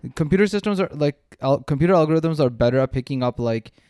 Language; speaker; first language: English; native; English